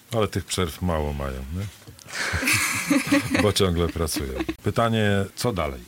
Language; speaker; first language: Polish; native; Polish